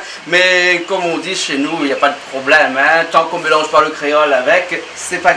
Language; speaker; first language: French; native; French